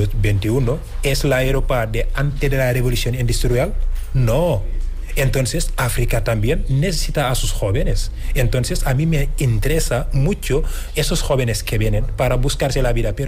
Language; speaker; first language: Spanish; non-native, fluent; Wolof